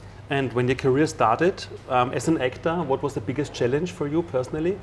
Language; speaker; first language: English; non-native, fluent; German